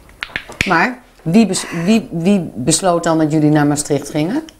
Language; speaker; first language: Dutch; native; Dutch